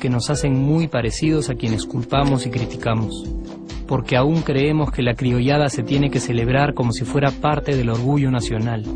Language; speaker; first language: Spanish; native; Spanish